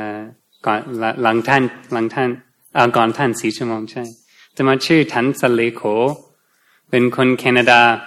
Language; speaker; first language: Thai; non-native, fluent; English